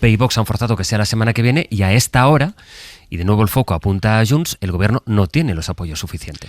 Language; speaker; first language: Spanish; native; Spanish